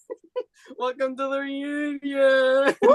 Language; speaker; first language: English; native; English